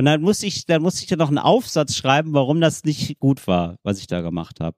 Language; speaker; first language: German; native; German